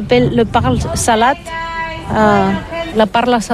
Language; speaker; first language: French; non-native, learner; Catalan